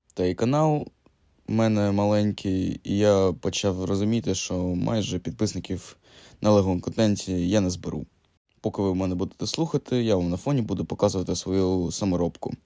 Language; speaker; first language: Ukrainian; native; Ukrainian